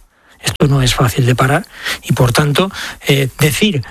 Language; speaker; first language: Spanish; native; Spanish